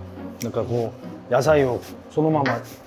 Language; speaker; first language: Japanese; non-native, learner; Korean